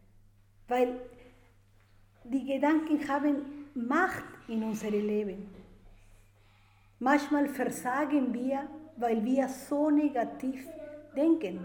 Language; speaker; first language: German; non-native, fluent; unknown